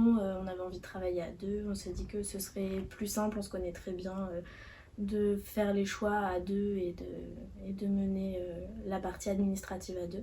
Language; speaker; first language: French; native; French